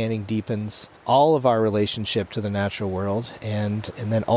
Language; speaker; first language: English; native; English